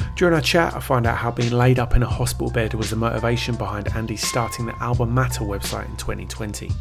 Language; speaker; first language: English; native; English